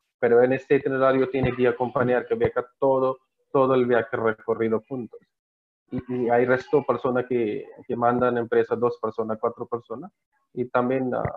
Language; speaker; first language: Spanish; non-native, learner; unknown